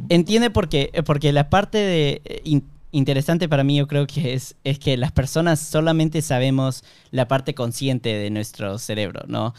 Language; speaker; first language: Spanish; early bilingual, heritage; Spanish